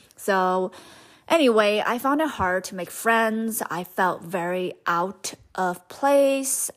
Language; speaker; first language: English; early bilingual, other home language; Hmong